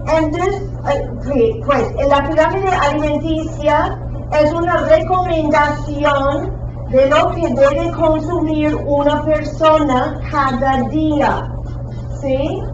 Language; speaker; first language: Spanish; non-native, fluent; English